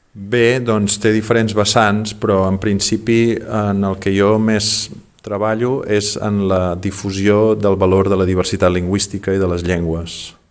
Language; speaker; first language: Catalan; native; Catalan